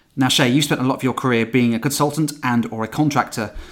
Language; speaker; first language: English; native; English